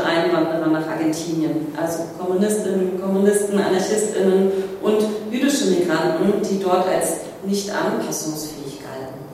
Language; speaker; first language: German; native; German